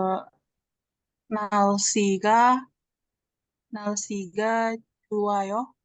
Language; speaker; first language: Korean; non-native, learner; Indonesian